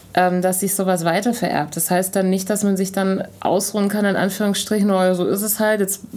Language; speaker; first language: German; native; German